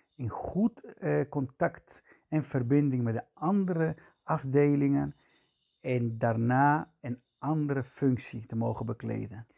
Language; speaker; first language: Dutch; non-native, fluent; Spanish